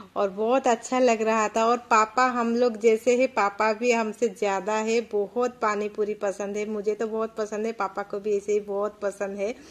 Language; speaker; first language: Hindi; non-native, local second language; Odia